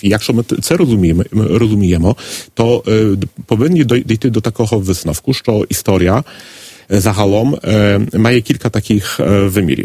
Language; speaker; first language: Polish; non-native, learner; Ukrainian